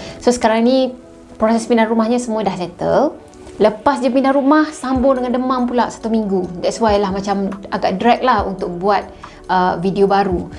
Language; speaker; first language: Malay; native; Malay